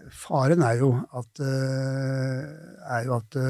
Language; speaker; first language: Norwegian; native; Norwegian